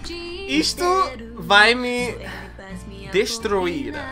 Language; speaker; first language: Portuguese; early bilingual, heritage; Portuguese